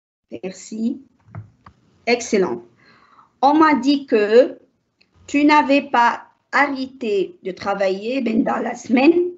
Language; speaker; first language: French; non-native, learner; Arabic